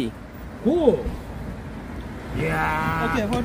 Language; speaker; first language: English; non-native, learner; Korean